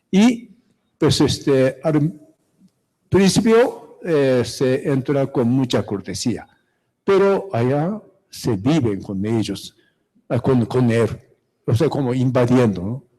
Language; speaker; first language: Spanish; non-native, fluent; Japanese